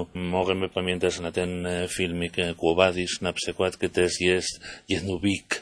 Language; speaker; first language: Polish; non-native, learner; Spanish